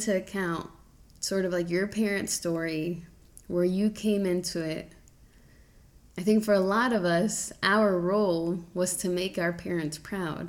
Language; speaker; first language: English; native; English